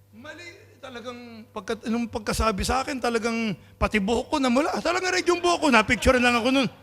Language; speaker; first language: Filipino; non-native, local second language; Pampanga